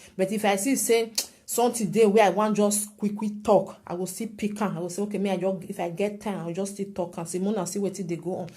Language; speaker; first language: Nigerian Pidgin; native; Nigerian Pidgin